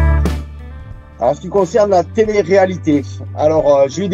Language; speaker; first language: French; native; French